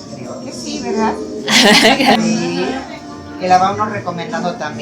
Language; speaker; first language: Spanish; native; Spanish